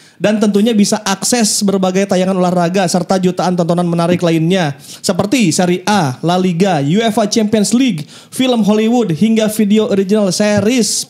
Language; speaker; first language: Indonesian; native; Indonesian